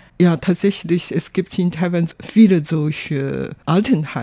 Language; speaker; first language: German; non-native, fluent; Chinese